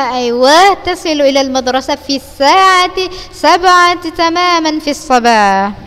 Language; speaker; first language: Arabic; non-native, fluent; Indonesian